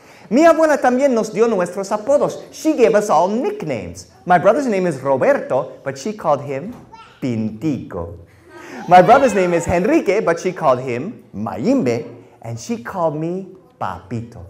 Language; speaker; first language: English; early bilingual, other home language; Spanish